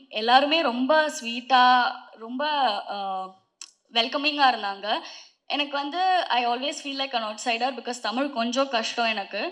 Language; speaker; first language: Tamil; non-native, fluent; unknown